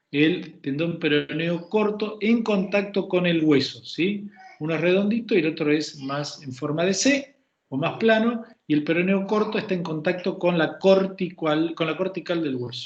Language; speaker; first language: Spanish; native; Spanish